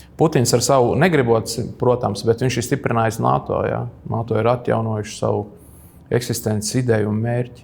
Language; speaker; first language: Latvian; native; Latvian